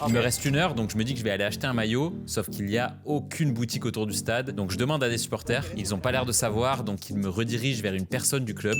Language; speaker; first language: French; native; French